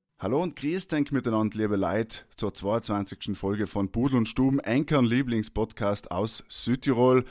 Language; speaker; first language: German; native; German